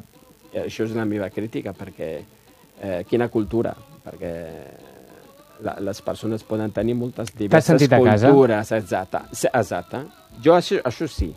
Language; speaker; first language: Catalan; non-native, fluent; Riffian